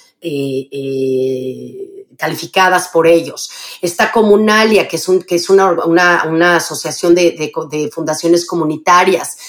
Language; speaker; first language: Spanish; native; Spanish